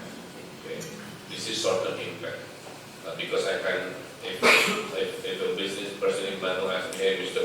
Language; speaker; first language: English; non-native, fluent; Indonesian